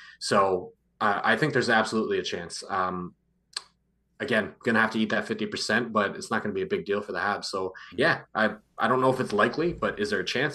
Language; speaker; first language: English; native; English